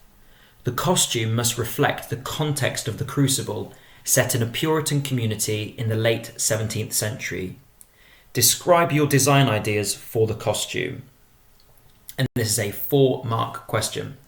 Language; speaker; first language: English; native; English